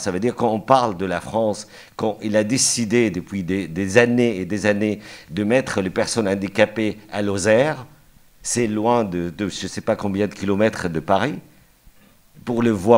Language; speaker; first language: French; non-native, fluent; Arabic